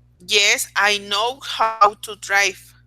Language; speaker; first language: English; non-native, learner; Spanish